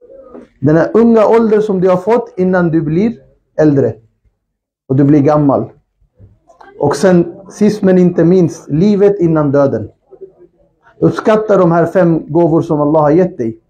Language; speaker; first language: Swedish; non-native, fluent; Urdu